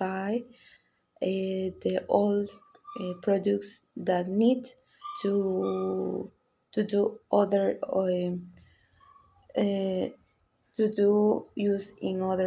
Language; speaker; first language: English; non-native, learner; Spanish